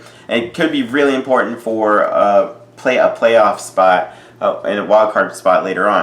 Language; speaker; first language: English; native; English